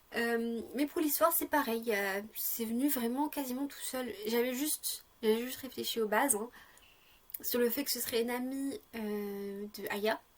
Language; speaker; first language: French; native; French